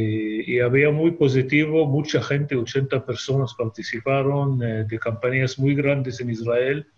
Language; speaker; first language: Spanish; non-native, fluent; Hebrew